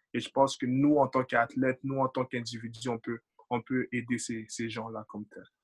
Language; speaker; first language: French; early bilingual, other home language; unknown